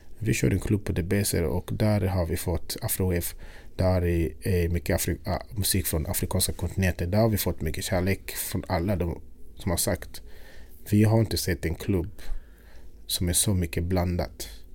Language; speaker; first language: Swedish; non-native, fluent; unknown